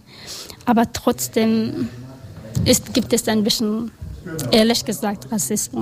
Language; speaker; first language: German; non-native, learner; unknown